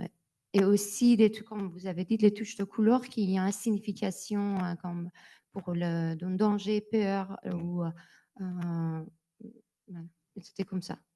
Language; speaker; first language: French; non-native, learner; Persian